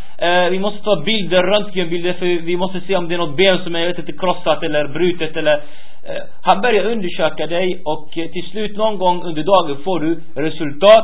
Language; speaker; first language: Swedish; early bilingual, other home language; Arabic